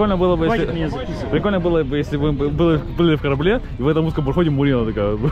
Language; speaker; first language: Russian; native; Russian